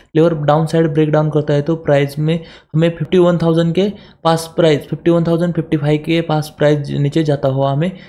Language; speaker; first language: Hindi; non-native, local second language; Marathi